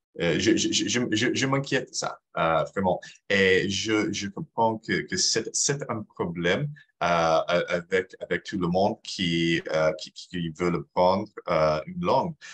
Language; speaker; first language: French; non-native, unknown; English